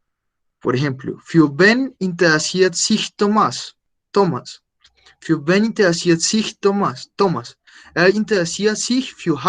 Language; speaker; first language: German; non-native, fluent; Spanish